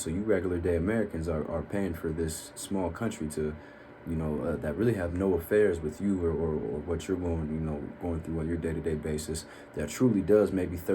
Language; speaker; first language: English; native; English